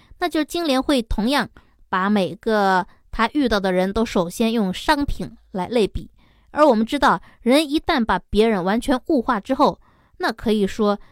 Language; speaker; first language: Chinese; native; Chinese